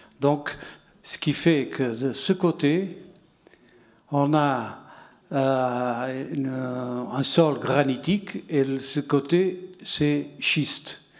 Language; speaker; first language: French; non-native, fluent; Portuguese